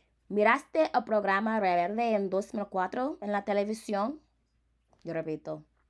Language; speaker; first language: Spanish; non-native, fluent; English